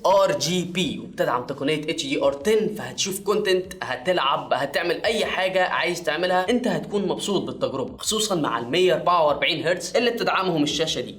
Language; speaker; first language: Arabic; native; Arabic